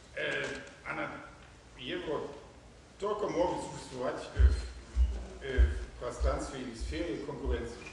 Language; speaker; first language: Russian; non-native, fluent; German